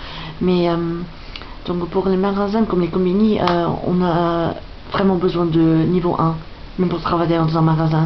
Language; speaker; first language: French; non-native, fluent; English